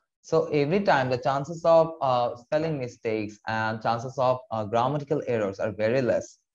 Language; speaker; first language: English; non-native, local second language; Bangla